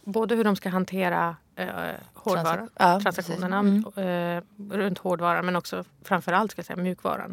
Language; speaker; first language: Swedish; early bilingual, other home language; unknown